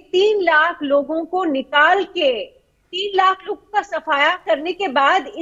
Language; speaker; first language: Hindi; native; Hindi